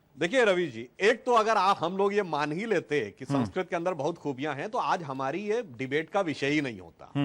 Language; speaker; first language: Hindi; native; Hindi